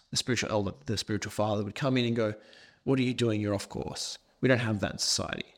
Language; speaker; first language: English; native; English